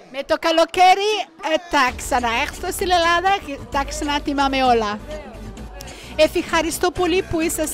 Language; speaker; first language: Greek; early bilingual, heritage; Greek